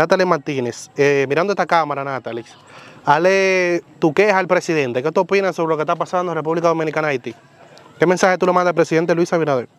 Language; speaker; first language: Spanish; native; Spanish